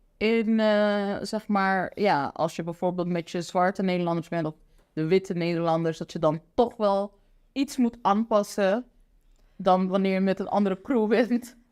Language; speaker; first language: Dutch; non-native, local second language; Papiamento